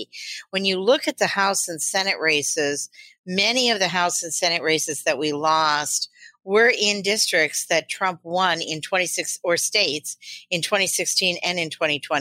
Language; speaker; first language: English; native; English